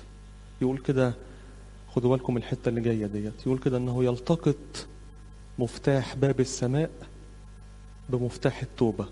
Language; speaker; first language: Arabic; native; Arabic